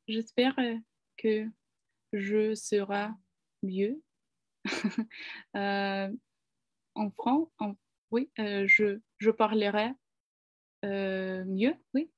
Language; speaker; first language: French; non-native, learner; Ukrainian